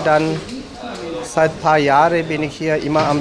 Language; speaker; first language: German; non-native, fluent; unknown